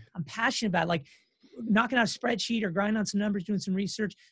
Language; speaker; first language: English; native; English